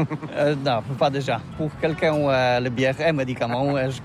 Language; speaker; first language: French; non-native, learner; Polish